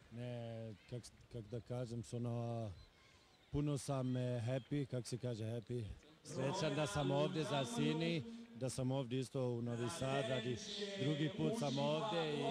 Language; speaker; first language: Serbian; early bilingual, heritage; Swedish